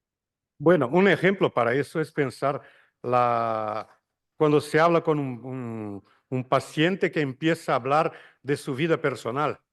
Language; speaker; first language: Spanish; non-native, fluent; Portuguese